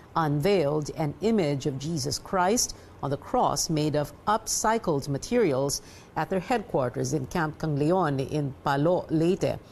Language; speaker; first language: English; non-native, local second language; Filipino